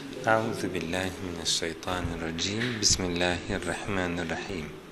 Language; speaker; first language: Arabic; non-native, fluent; Turkish